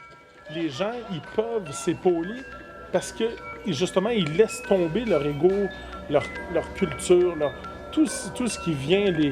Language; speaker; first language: French; native; French